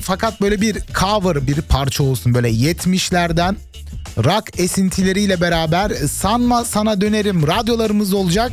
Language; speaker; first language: Turkish; native; Turkish